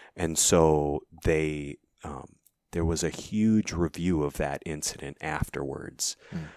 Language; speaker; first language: English; native; English